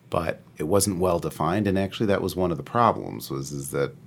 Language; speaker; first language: English; native; English